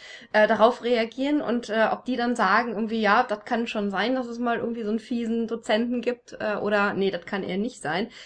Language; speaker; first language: German; native; German